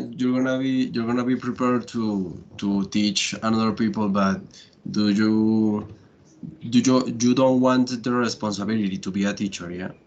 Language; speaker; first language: English; non-native, learner; Spanish